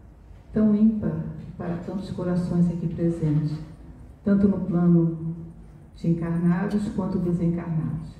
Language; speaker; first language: Portuguese; native; Portuguese